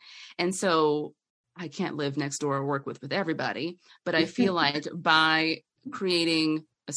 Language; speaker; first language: English; native; English